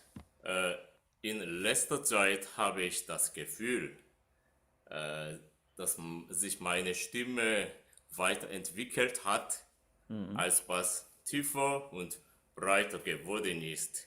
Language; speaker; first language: German; non-native, fluent; Korean